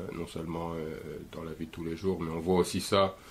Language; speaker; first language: French; native; French